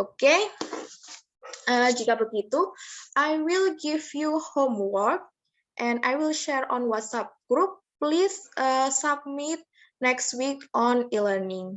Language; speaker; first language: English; non-native, learner; Indonesian